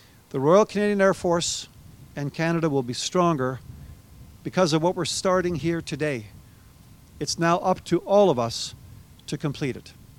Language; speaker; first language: English; native; English